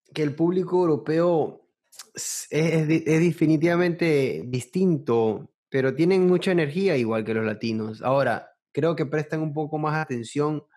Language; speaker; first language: Spanish; early bilingual, heritage; Spanish